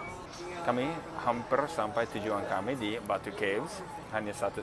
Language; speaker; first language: Indonesian; non-native, fluent; English